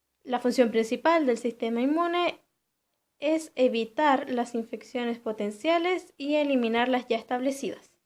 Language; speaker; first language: Spanish; native; Spanish